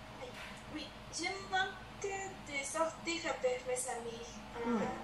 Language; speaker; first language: French; non-native, learner; Spanish